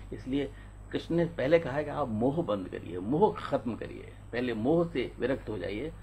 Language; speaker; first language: Hindi; native; Hindi